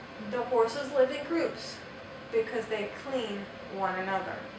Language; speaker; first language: English; native; English